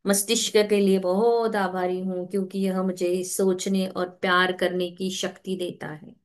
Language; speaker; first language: Hindi; non-native, local second language; Marathi